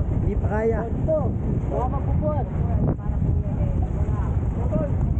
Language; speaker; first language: Filipino; native; Filipino